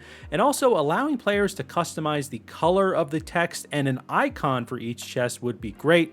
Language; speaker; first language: English; native; English